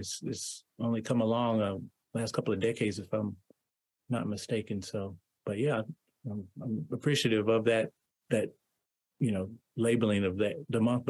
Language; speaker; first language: English; native; English